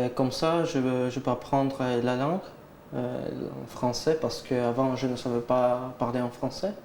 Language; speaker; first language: French; non-native, learner; Greek